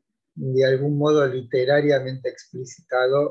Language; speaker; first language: Spanish; native; Spanish